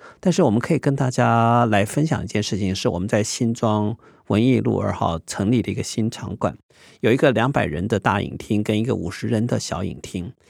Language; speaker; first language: Chinese; native; Chinese